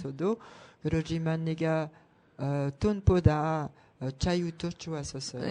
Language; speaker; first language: Korean; non-native, learner; French